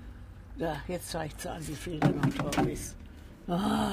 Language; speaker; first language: German; native; German